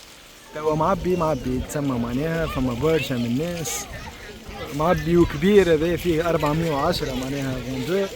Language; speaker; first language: Arabic; native; Arabic